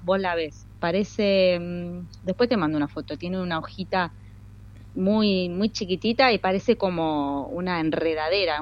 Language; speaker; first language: Spanish; native; Spanish